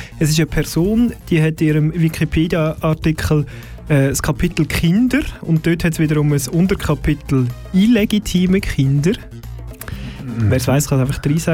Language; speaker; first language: German; native; German